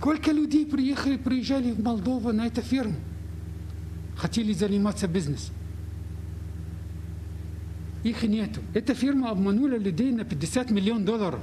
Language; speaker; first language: Russian; non-native, fluent; Arabic